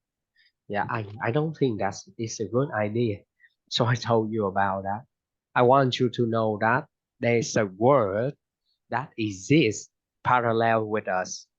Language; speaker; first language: English; non-native, fluent; Vietnamese